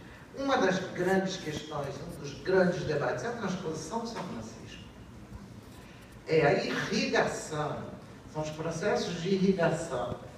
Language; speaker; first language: Portuguese; native; Portuguese